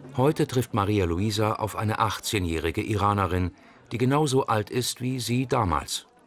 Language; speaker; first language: German; native; German